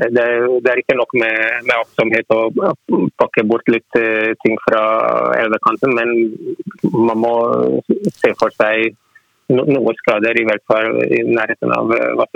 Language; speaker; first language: Norwegian; non-native, fluent; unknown